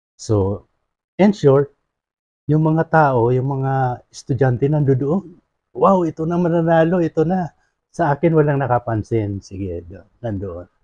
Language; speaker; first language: Filipino; non-native, local second language; Bikol